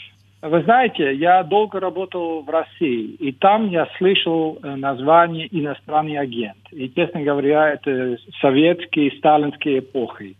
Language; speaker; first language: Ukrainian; non-native, learner; Dutch